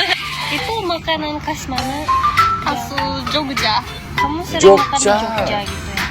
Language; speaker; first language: Indonesian; non-native, learner; Japanese